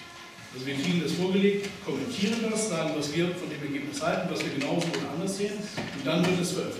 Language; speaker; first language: German; native; German